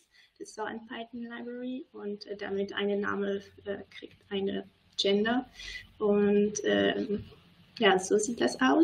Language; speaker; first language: German; non-native, fluent; French